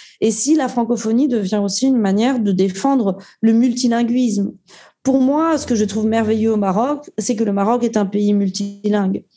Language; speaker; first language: French; native; French